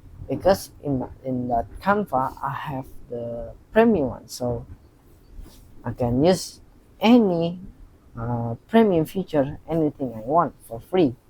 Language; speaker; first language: English; non-native, learner; Indonesian